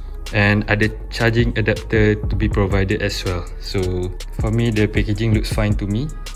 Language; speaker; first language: English; non-native, local second language; Malay